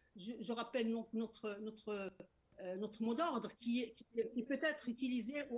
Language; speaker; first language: French; non-native, local second language; Arabic